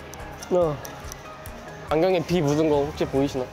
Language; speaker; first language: Korean; native; Korean